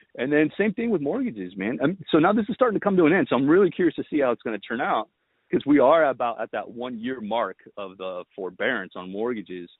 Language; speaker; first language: English; early bilingual, other home language; Romanian